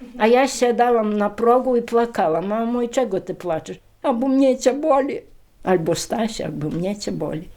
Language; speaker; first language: Polish; native; Polish